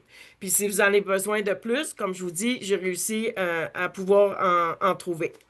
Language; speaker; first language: French; native; French